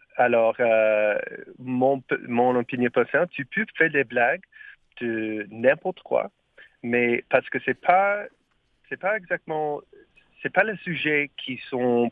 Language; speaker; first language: French; non-native, learner; English